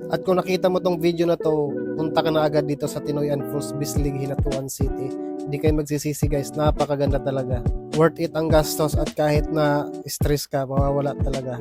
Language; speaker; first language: Filipino; non-native, local second language; Cebuano